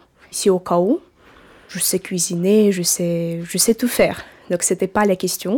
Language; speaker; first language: French; non-native, fluent; Ukrainian